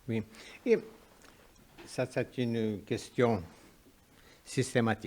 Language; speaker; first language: French; non-native, fluent; Portuguese